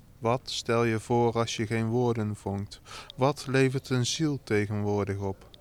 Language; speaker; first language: Dutch; native; Dutch